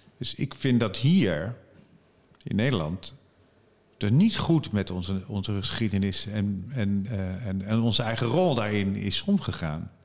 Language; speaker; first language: Dutch; native; Dutch